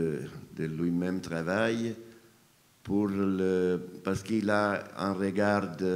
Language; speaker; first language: French; non-native, fluent; Italian